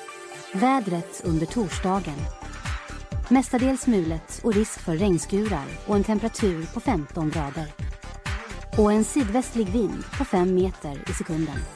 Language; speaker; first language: Swedish; native; Swedish